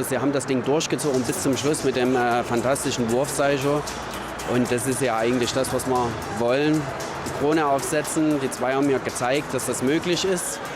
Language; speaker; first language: German; native; German